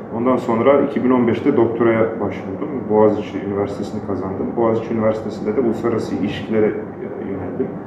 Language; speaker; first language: Turkish; non-native, fluent; Bosnian